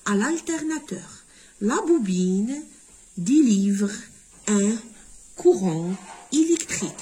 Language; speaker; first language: French; non-native, local second language; Arabic